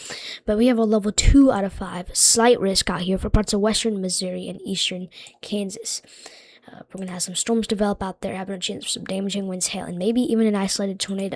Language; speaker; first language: English; native; English